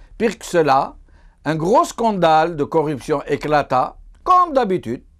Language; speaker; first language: French; non-native, local second language; Arabic